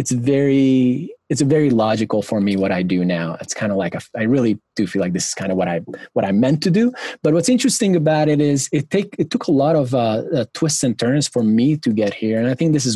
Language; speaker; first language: English; non-native, fluent; Hungarian